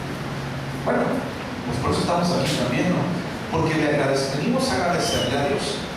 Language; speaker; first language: Spanish; native; Spanish